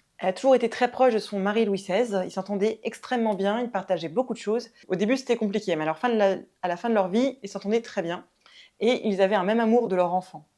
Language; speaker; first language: French; native; French